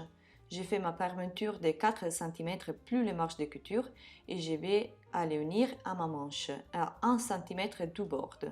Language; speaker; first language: French; non-native, fluent; Italian